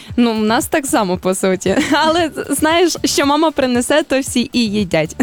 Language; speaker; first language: Ukrainian; native; Ukrainian